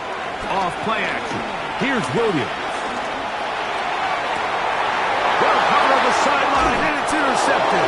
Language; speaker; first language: English; native; English